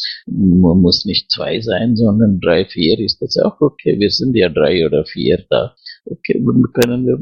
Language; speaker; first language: German; non-native, fluent; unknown